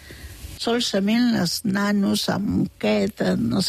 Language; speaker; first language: Catalan; non-native, fluent; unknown